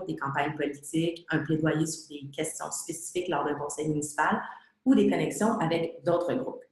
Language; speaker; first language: French; native; French